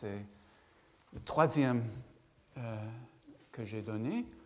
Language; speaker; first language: French; non-native, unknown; English